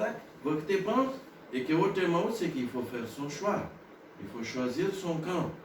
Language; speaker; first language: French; non-native, local second language; Gujarati